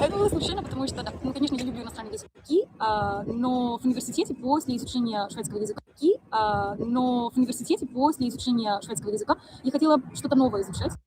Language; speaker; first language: Russian; non-native, fluent; Greek